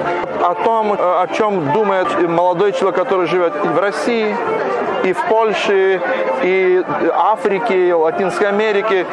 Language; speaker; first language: Russian; non-native, fluent; Polish